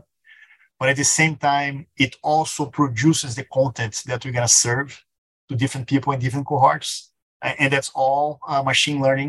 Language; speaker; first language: English; non-native, fluent; Portuguese